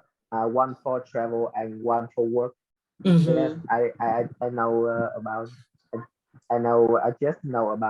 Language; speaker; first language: English; non-native, learner; Vietnamese